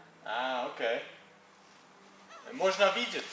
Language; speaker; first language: Russian; non-native, learner; English